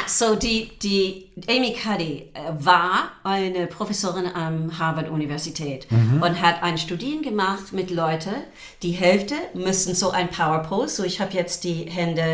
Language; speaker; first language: German; non-native, fluent; English